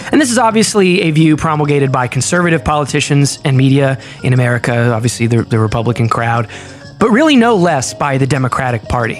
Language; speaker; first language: English; native; English